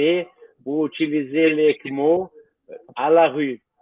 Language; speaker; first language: French; non-native, fluent; Portuguese